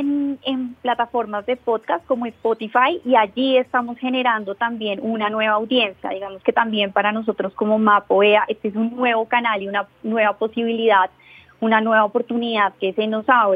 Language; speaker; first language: Spanish; native; Spanish